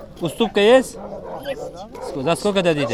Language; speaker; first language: Russian; non-native, local second language; Uzbek